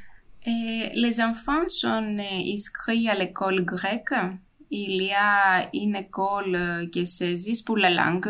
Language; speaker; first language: French; non-native, fluent; Greek